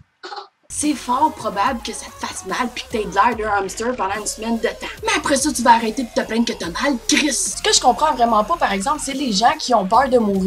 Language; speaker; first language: French; native; French